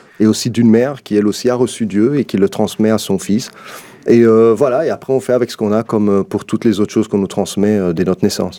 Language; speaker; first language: French; early bilingual, other home language; Arabic